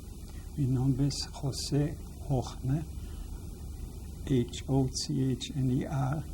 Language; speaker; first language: Spanish; non-native, fluent; Yiddish